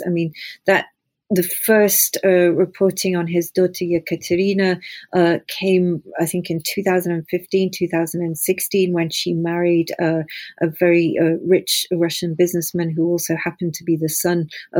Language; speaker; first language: English; native; English